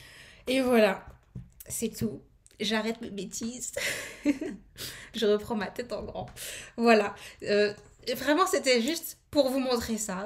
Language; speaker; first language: French; native; French